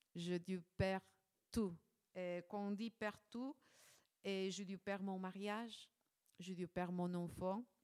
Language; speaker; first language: French; non-native, fluent; Spanish